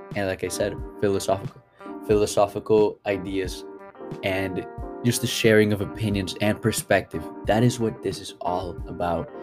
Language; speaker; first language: English; early bilingual, other home language; Spanish